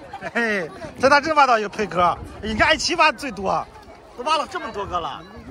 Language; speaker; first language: Chinese; native; Chinese